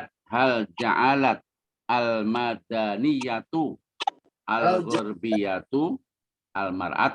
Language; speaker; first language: Arabic; non-native, fluent; Indonesian